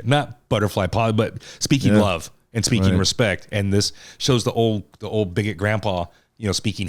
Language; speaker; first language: English; native; English